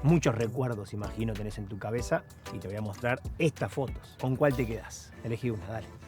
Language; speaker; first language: Spanish; native; Spanish